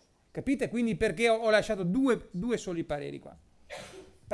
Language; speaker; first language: Italian; native; Italian